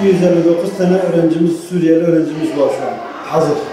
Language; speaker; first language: Turkish; native; Turkish